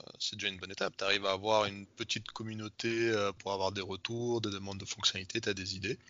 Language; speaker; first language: French; native; French